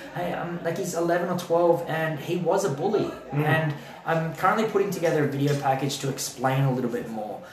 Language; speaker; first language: English; native; English